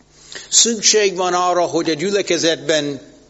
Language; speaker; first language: Hungarian; non-native, fluent; English